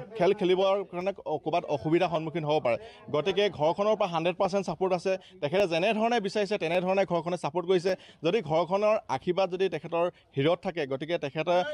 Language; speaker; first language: Assamese; non-native, local second language; Hindi